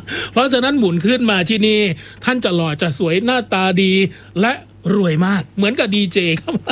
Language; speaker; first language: Thai; non-native, local second language; Northeastern Thai